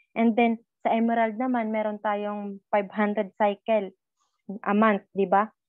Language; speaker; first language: Filipino; native; Filipino